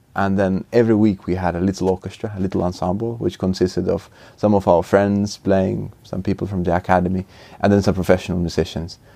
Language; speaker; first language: English; non-native, fluent; Finnish